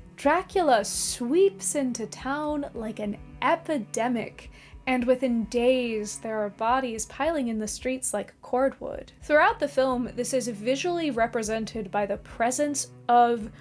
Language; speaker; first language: English; native; English